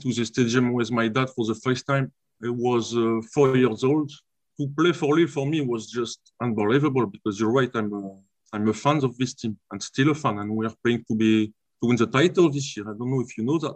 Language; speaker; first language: English; non-native, fluent; French